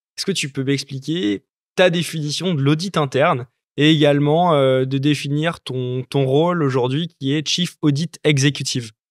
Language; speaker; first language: French; native; French